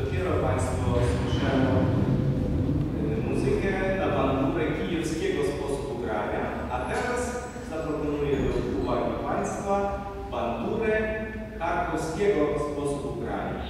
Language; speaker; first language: Polish; non-native, fluent; Ukrainian